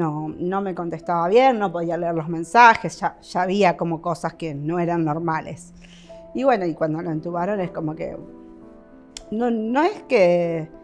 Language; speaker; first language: Spanish; native; Spanish